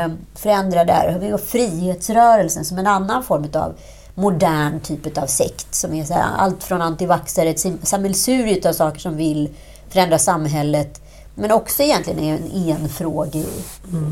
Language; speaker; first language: Swedish; native; Swedish